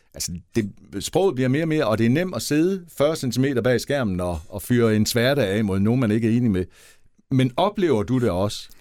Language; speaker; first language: Danish; native; Danish